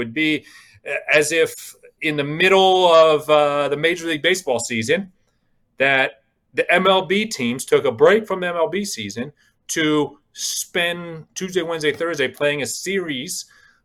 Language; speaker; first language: English; native; English